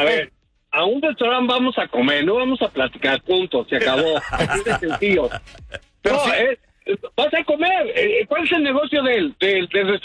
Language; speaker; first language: Spanish; native; Spanish